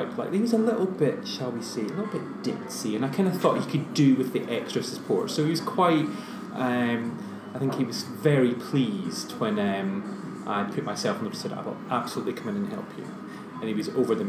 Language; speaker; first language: English; native; English